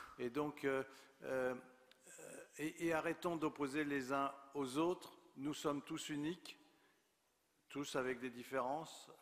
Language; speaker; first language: French; native; French